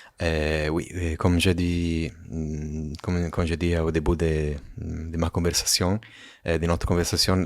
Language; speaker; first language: French; non-native, fluent; Italian